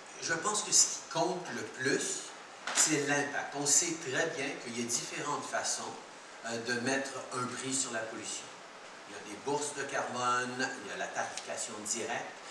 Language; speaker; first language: French; early bilingual, heritage; French